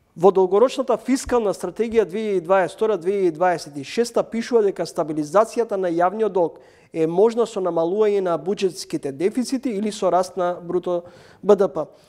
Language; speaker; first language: Macedonian; native; Macedonian